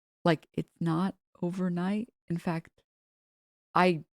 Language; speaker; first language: English; native; English